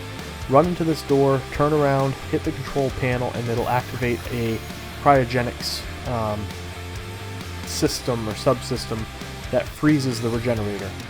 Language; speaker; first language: English; native; English